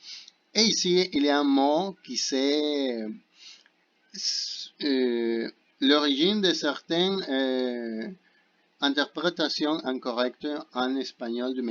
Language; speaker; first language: French; non-native, fluent; Spanish